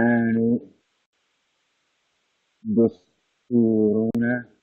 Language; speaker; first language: Arabic; non-native, learner; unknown